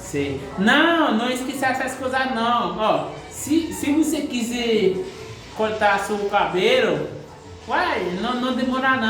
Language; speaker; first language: Portuguese; non-native, learner; Haitian Creole